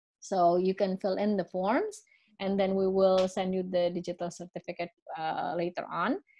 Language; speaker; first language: English; non-native, fluent; Indonesian